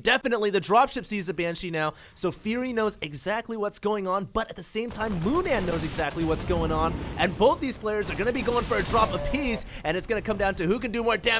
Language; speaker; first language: English; native; English